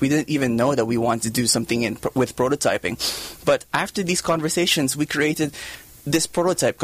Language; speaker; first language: English; non-native, local second language; Filipino